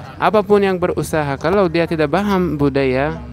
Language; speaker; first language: Indonesian; non-native, fluent; Arabic